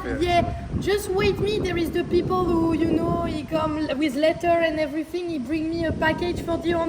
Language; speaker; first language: English; non-native, fluent; French